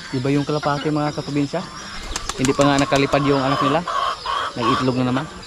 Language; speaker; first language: Filipino; native; Filipino